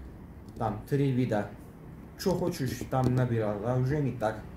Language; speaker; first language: Russian; early bilingual, heritage; Turkish